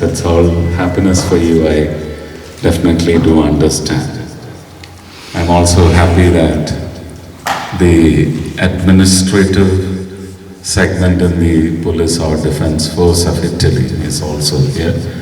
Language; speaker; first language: English; non-native, local second language; Malayalam